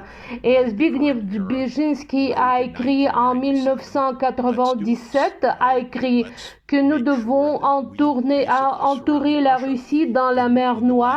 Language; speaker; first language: French; non-native, fluent; Russian